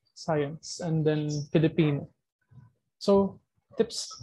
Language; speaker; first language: English; non-native, local second language; Filipino